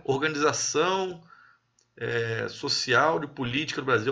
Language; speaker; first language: Portuguese; native; Portuguese